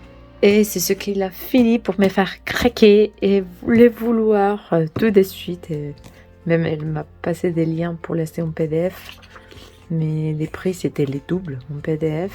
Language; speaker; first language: French; non-native, learner; Spanish